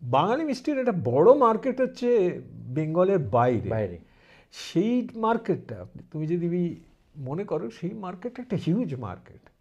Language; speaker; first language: Bangla; early bilingual, heritage; Bangla